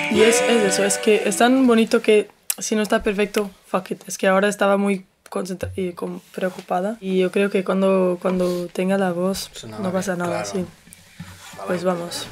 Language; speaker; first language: Spanish; non-native, fluent; Portuguese